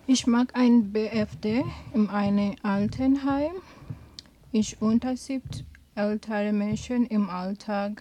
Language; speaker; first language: German; non-native, learner; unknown